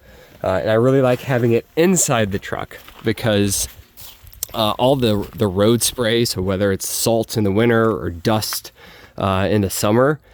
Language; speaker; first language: English; native; English